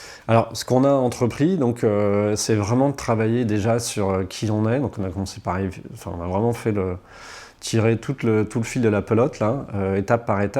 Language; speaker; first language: French; native; French